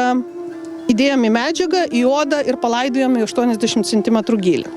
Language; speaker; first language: Lithuanian; native; Lithuanian